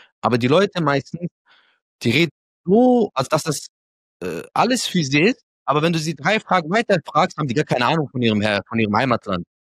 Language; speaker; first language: German; early bilingual, other home language; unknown